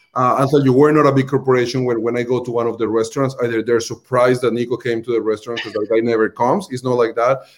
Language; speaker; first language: English; non-native, fluent; Spanish